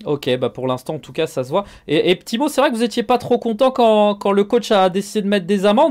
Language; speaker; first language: French; native; French